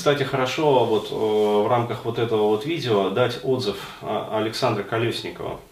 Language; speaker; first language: Russian; native; Russian